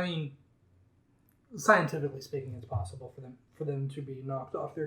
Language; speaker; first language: English; native; English